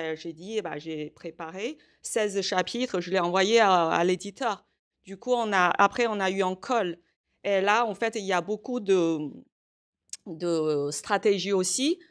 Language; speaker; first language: French; non-native, fluent; Chinese